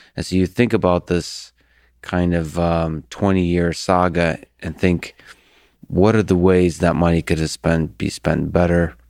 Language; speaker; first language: English; early bilingual, other home language; Russian